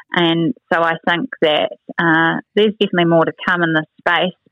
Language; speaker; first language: English; native; English